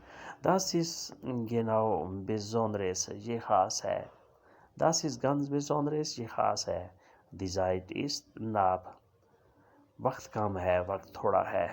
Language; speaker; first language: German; non-native, learner; Urdu